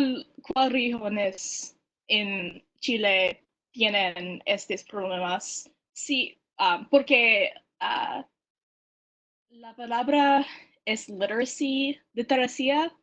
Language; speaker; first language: Spanish; non-native, learner; English